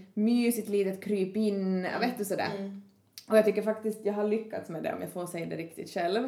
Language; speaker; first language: Swedish; native; Swedish